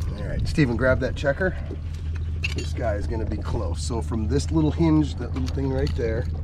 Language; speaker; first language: English; native; English